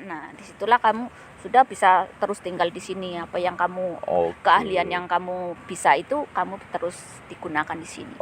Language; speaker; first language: Indonesian; native; Indonesian